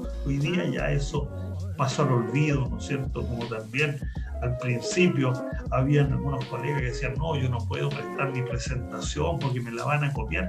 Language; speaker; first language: Spanish; native; Spanish